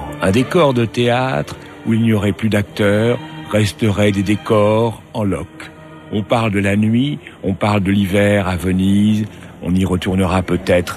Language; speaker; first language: French; native; French